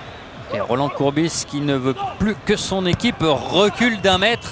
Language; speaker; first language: French; native; French